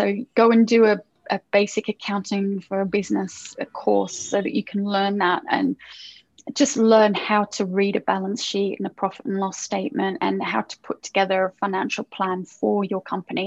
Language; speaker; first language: English; native; English